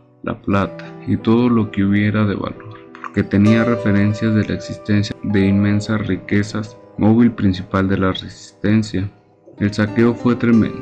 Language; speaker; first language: Spanish; native; Spanish